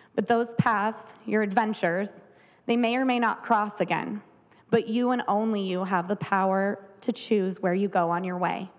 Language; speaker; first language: English; native; English